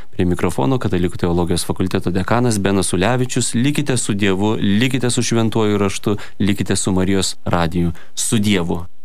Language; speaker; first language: Lithuanian; native; Lithuanian